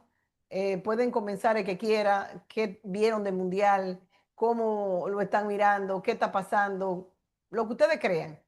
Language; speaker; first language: Spanish; native; Spanish